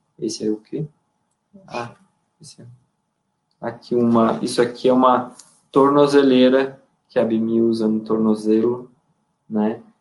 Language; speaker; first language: Portuguese; native; Portuguese